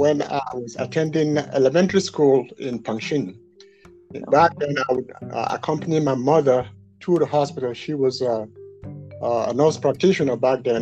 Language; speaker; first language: English; non-native, local second language; Yoruba